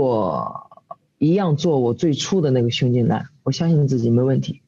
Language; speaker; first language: Chinese; native; Chinese